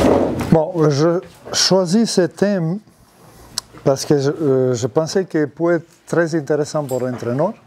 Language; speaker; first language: French; non-native, learner; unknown